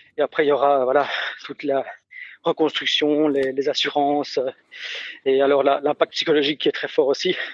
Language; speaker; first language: French; native; French